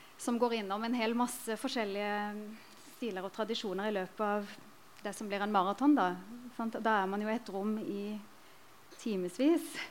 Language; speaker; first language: Norwegian; native; Norwegian